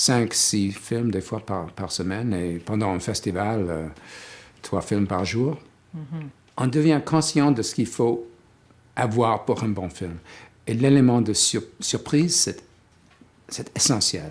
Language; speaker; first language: French; non-native, fluent; English